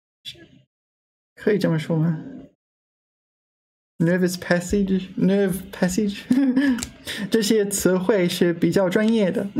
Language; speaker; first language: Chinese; non-native, learner; English